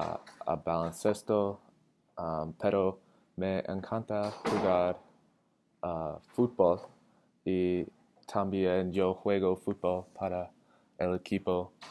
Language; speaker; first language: Spanish; non-native, learner; English